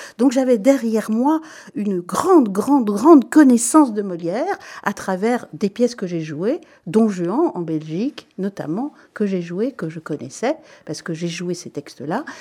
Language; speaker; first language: French; native; French